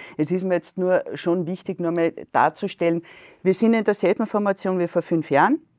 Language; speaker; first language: German; native; German